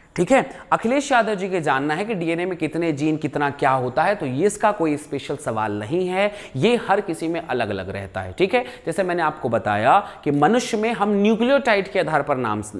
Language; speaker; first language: Hindi; native; Hindi